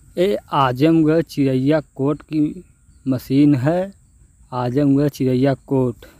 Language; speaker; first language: Hindi; native; Hindi